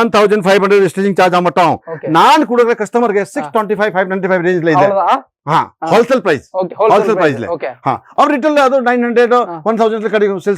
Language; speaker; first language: Tamil; non-native, local second language; Kannada